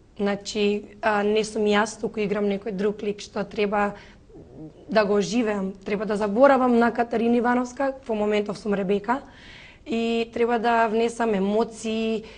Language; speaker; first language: Macedonian; native; Macedonian